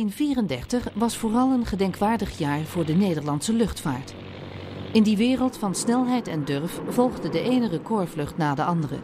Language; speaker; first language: Dutch; native; Dutch